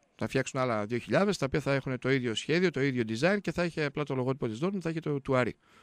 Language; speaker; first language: Greek; native; Greek